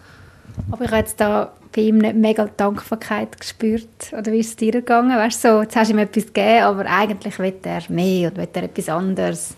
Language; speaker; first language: German; native; German